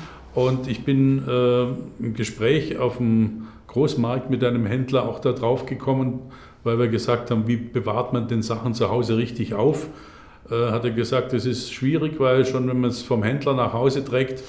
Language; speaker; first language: German; native; German